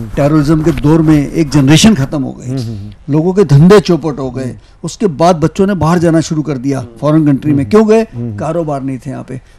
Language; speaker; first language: Hindi; native; Hindi